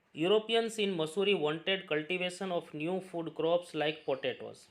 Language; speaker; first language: English; non-native, local second language; Gujarati